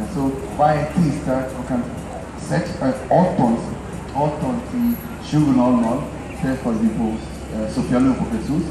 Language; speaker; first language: Swedish; non-native, fluent; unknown